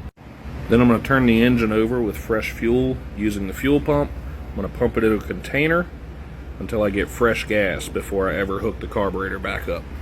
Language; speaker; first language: English; native; English